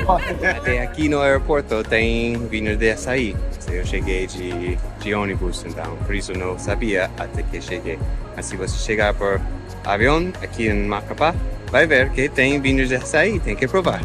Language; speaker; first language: Portuguese; non-native, fluent; English